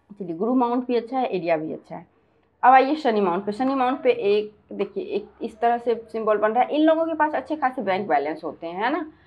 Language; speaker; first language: Hindi; native; Hindi